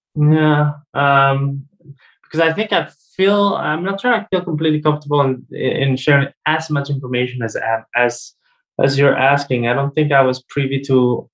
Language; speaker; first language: English; native; English